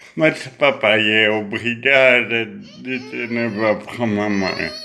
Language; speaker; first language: Portuguese; non-native, fluent; French